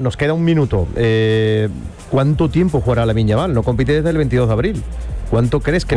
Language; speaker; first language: Spanish; native; Spanish